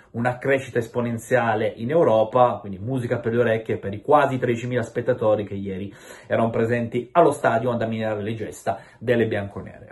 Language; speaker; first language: Italian; native; Italian